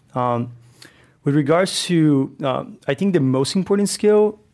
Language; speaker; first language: English; non-native, fluent; Portuguese